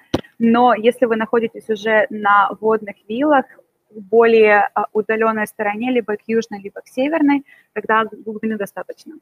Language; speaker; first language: Russian; native; Russian